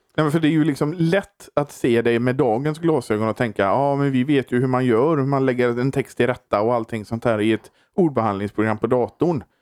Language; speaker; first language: Swedish; native; Swedish